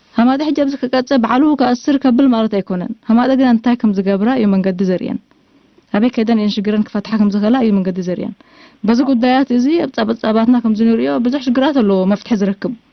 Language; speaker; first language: Tigrinya; non-native, local second language; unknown